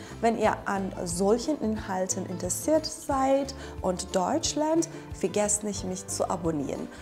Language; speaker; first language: German; non-native, fluent; Persian